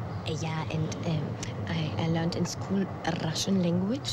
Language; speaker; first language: English; non-native, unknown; German